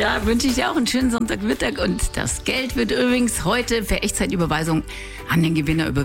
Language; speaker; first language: German; native; German